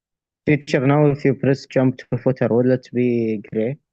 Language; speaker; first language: English; non-native, fluent; Arabic